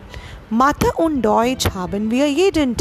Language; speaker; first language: German; non-native, fluent; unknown